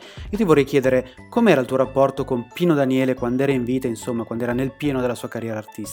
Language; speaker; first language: Italian; native; Italian